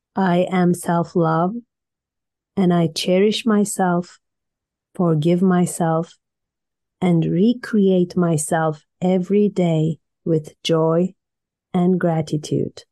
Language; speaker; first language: English; non-native, fluent; Turkish